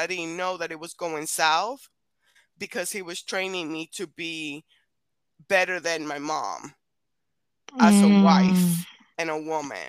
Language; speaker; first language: English; non-native, fluent; Spanish